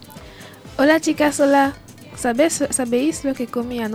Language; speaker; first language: Spanish; non-native, learner; French